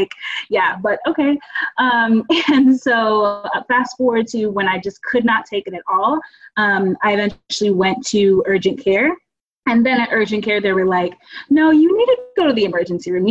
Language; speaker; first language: English; native; English